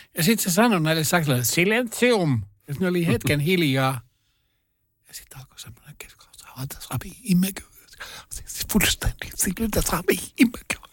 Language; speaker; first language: Finnish; non-native, local second language; Swedish